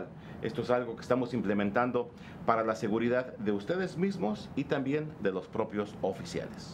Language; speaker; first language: Spanish; native; Spanish